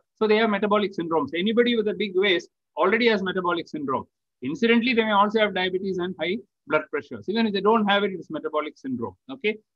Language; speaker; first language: English; non-native, local second language; Tamil